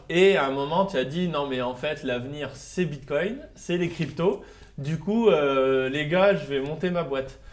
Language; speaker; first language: French; native; French